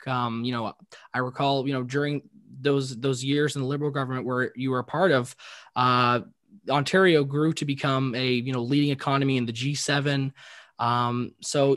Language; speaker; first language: English; native; English